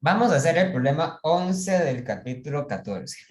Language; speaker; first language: Spanish; native; Spanish